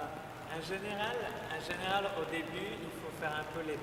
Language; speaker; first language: French; non-native, fluent; Spanish